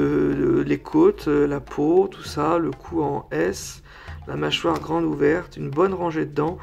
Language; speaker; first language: French; native; French